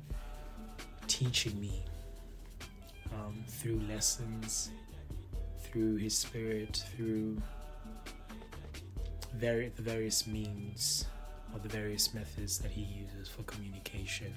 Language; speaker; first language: English; non-native, local second language; Tswana